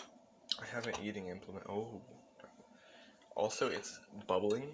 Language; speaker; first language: English; native; English